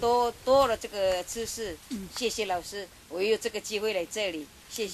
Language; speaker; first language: Chinese; non-native, local second language; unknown